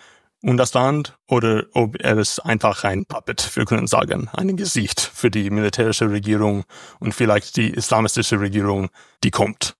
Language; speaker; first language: German; non-native, learner; English